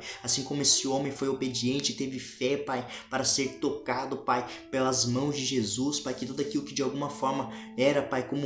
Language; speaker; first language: Portuguese; native; Portuguese